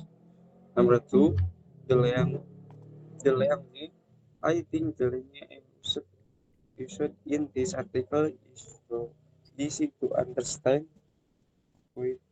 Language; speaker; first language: English; non-native, learner; Indonesian